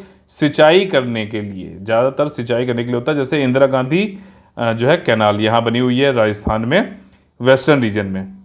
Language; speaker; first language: Hindi; native; Hindi